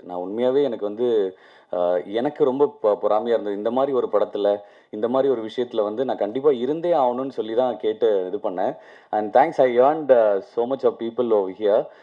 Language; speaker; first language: Tamil; native; Tamil